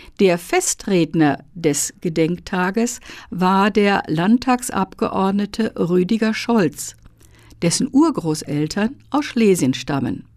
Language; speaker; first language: German; native; German